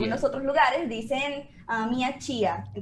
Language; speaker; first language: Spanish; non-native, fluent; Portuguese